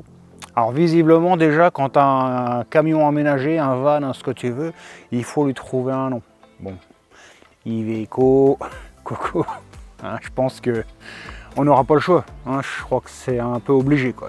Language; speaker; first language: French; native; French